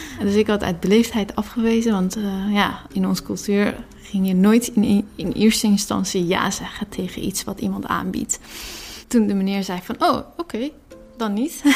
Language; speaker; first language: Dutch; early bilingual, other home language; Persian